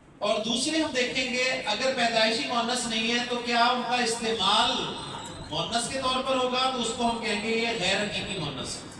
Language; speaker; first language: Urdu; non-native, local second language; Punjabi